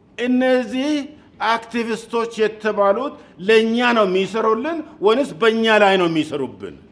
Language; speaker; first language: Amharic; native; Amharic